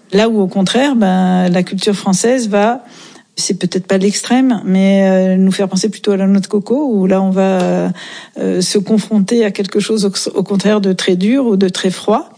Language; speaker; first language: French; native; French